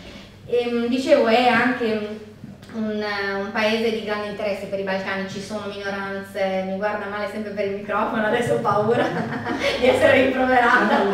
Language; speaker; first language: Italian; native; Italian